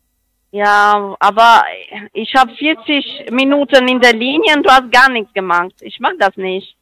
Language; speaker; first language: German; non-native, learner; Spanish